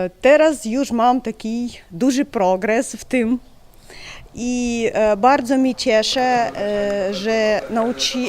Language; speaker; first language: Polish; non-native, learner; Ukrainian